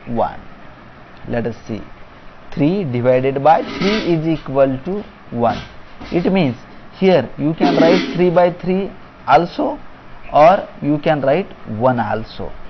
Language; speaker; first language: English; non-native, local second language; Marathi